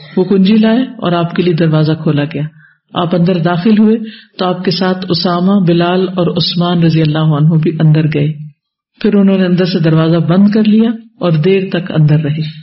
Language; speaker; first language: Urdu; native; Urdu